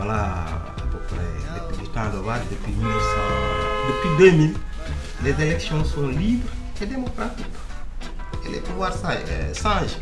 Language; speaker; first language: French; non-native, local second language; Wolof